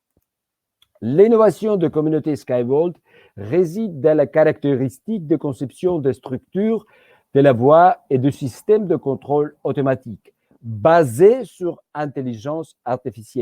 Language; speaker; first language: French; non-native, fluent; Georgian